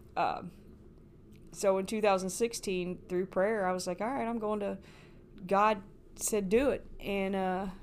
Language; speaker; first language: English; native; English